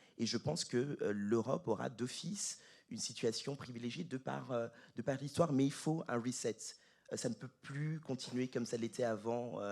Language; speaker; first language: French; native; French